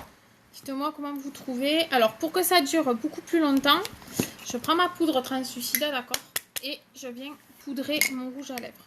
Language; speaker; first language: French; native; French